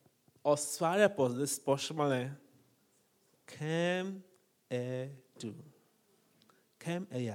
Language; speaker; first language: Norwegian; non-native, fluent; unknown